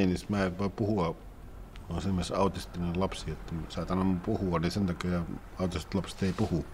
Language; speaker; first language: Finnish; native; Finnish